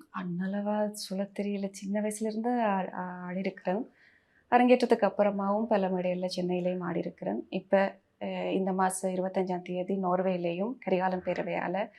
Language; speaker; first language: Tamil; early bilingual, heritage; Tamil